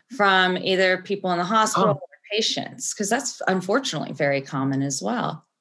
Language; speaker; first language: English; early bilingual, other home language; Portuguese